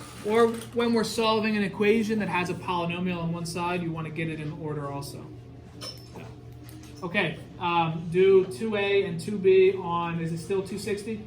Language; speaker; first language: English; native; English